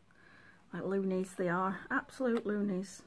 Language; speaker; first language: English; native; English